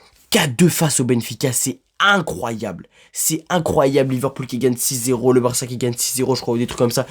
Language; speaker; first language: French; native; French